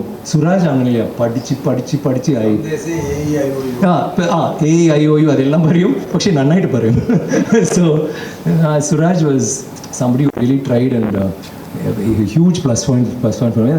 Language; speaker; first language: Malayalam; non-native, local second language; Tamil